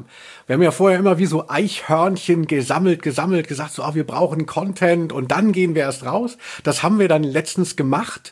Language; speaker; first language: German; native; German